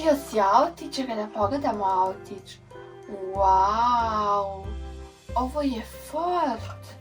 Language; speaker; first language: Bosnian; early bilingual, heritage; Serbian